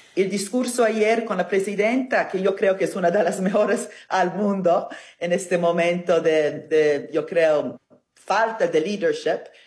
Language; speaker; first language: Spanish; non-native, fluent; Italian